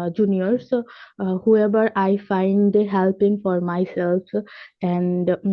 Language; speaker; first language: English; non-native, local second language; Bangla